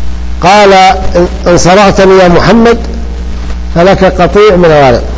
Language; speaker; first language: Arabic; native; Arabic